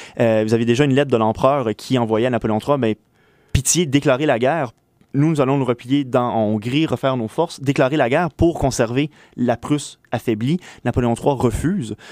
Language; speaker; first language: French; native; French